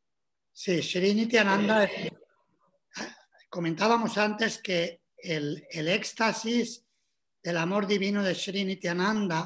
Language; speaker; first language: Spanish; native; Spanish